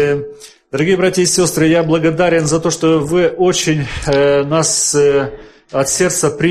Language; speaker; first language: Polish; non-native, learner; Russian